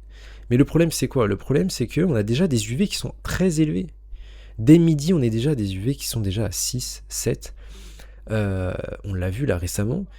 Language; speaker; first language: French; native; French